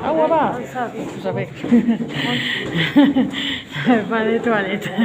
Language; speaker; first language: French; non-native, local second language; Spanish